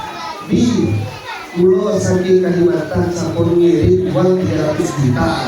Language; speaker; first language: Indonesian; non-native, local second language; Javanese